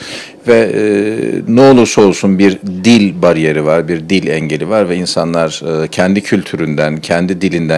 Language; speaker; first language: Turkish; native; Turkish